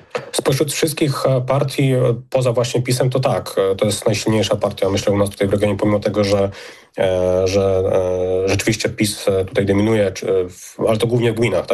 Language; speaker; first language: Polish; native; Polish